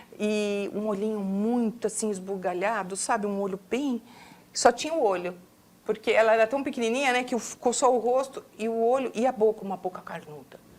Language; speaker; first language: Portuguese; native; Portuguese